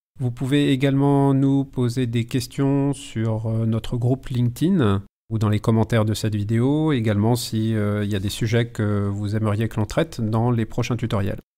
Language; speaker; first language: French; native; French